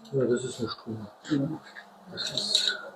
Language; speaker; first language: German; non-native, learner; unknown